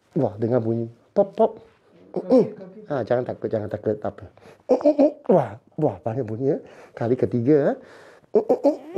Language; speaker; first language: Malay; non-native, local second language; Chinese